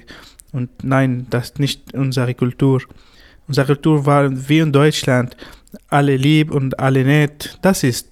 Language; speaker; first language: German; non-native, learner; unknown